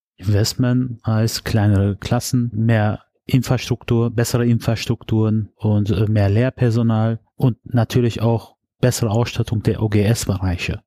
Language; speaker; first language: German; early bilingual, other home language; Turkish